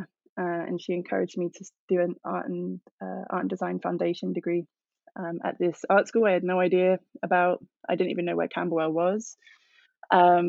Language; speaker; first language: English; native; English